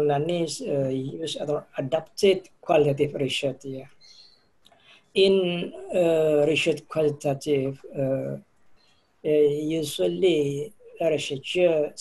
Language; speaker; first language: English; non-native, fluent; Indonesian